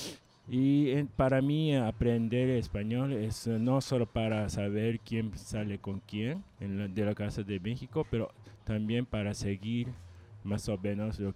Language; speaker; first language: Spanish; non-native, learner; Japanese